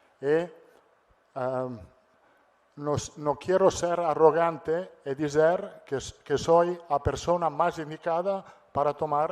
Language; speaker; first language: Portuguese; non-native, learner; Italian